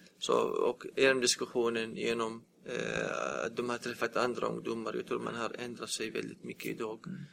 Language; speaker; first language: Swedish; non-native, fluent; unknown